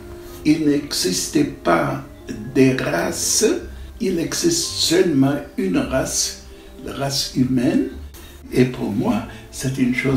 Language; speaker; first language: French; non-native, learner; German